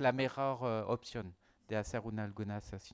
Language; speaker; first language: Spanish; non-native, learner; French